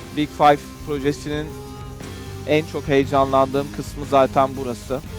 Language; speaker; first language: Turkish; native; Turkish